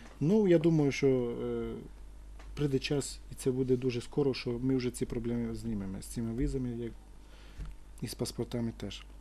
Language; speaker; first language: Ukrainian; non-native, local second language; Romany